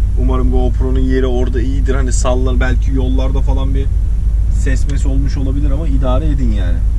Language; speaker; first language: Turkish; early bilingual, heritage; Turkish